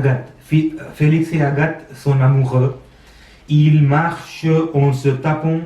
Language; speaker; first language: French; non-native, learner; Sinhala